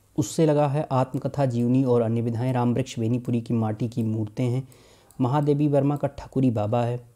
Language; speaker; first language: Hindi; native; Hindi